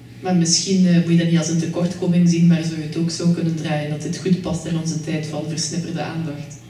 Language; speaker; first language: Dutch; native; Dutch